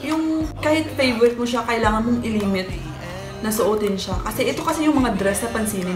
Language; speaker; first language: Filipino; native; Filipino